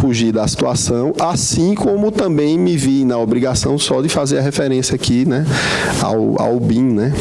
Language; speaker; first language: Portuguese; native; Portuguese